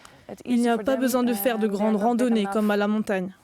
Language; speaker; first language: French; non-native, fluent; Dutch